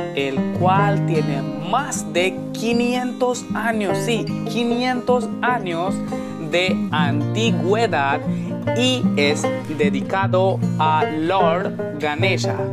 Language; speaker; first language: Spanish; non-native, learner; Hindi